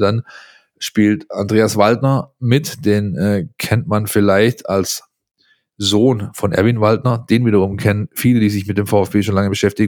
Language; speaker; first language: German; native; German